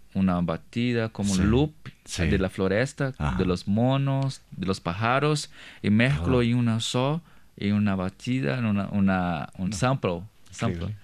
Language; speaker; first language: Spanish; non-native, learner; Portuguese